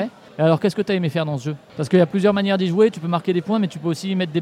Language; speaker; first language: French; native; French